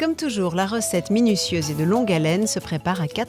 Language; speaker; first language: French; native; French